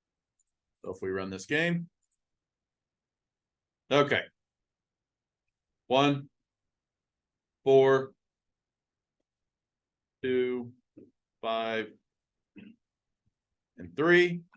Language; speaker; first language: English; native; English